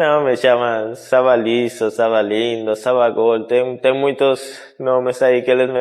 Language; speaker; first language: Portuguese; non-native, fluent; Spanish